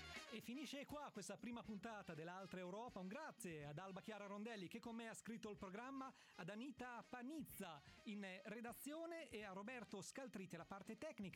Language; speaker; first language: Italian; native; Italian